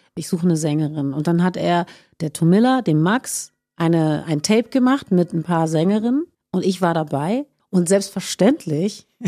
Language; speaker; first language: German; native; German